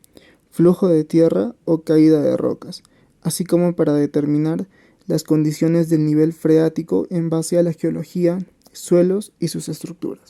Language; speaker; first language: Spanish; native; Spanish